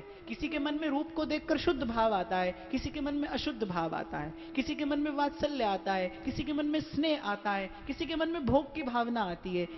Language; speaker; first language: Hindi; native; Hindi